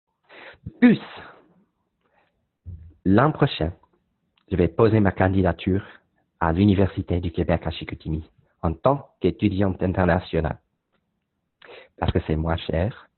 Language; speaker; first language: French; non-native, learner; English